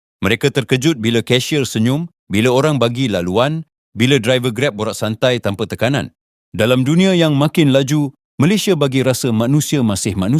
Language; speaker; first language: Malay; native; Malay